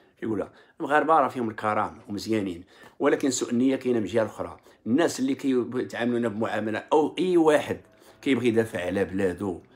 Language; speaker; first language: Arabic; native; Arabic